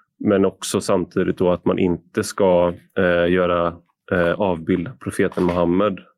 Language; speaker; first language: Swedish; native; Swedish